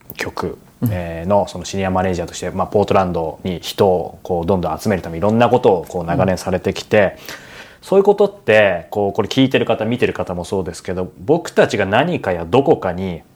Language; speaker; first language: Japanese; native; Japanese